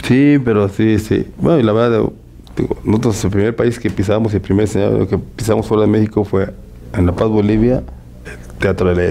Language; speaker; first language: Spanish; native; Spanish